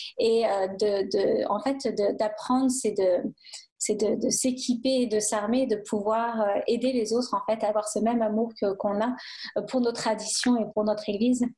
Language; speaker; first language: French; native; French